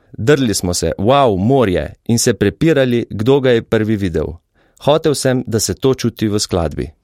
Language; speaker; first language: Slovenian; native; Slovenian